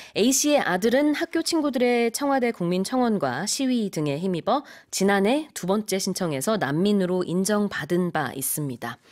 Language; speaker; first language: Korean; native; Korean